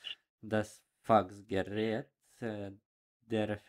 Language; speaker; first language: German; non-native, learner; Ukrainian